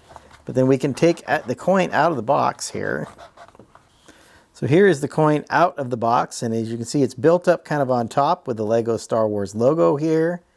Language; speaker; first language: English; native; English